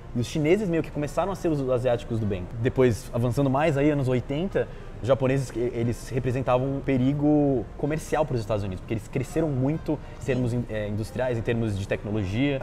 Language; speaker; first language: Portuguese; early bilingual, other home language; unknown